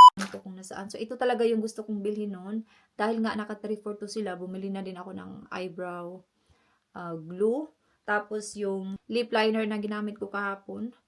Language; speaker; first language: Filipino; non-native, local second language; Cebuano